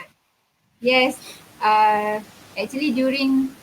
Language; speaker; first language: English; non-native, local second language; Malay